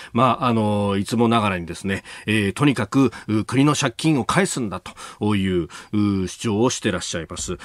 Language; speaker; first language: Japanese; native; Japanese